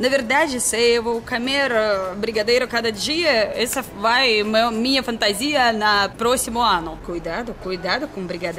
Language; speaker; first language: Portuguese; non-native, learner; Russian